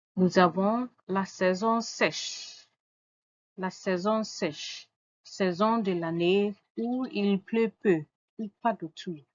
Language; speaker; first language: French; non-native, fluent; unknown